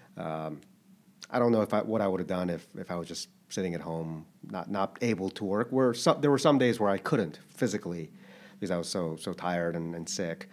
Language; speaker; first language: English; early bilingual, other home language; Korean